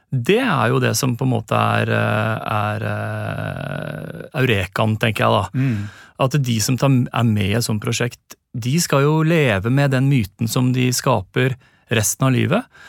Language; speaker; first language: Norwegian; native; Norwegian